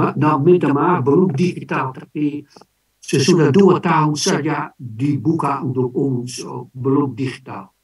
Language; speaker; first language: Indonesian; non-native, fluent; Dutch